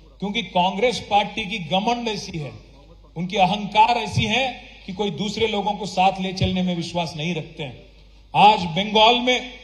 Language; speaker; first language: Hindi; non-native, local second language; Telugu